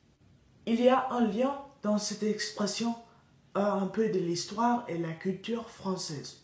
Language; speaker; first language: French; non-native, learner; English